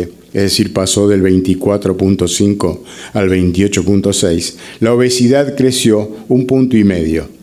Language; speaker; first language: Spanish; native; Spanish